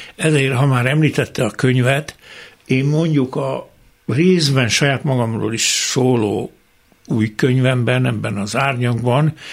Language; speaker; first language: Hungarian; native; Hungarian